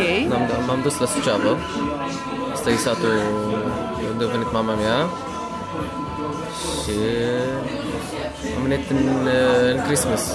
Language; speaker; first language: Romanian; early bilingual, heritage; Romanian